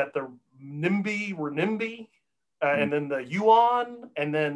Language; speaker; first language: English; native; English